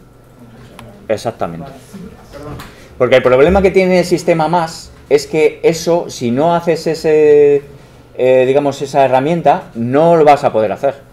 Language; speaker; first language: Spanish; native; Spanish